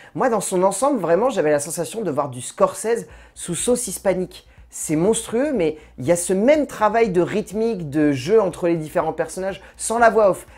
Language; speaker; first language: French; native; French